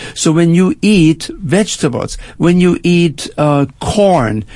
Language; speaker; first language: English; non-native, fluent; German